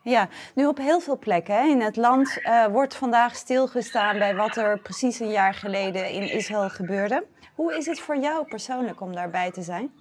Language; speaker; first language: Dutch; native; Dutch